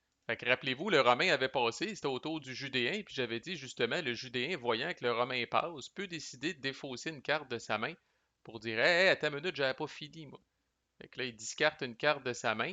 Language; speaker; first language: French; native; French